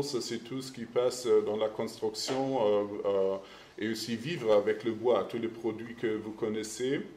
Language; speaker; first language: French; non-native, fluent; German